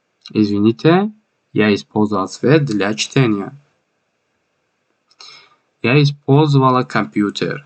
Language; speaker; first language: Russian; non-native, fluent; Tajik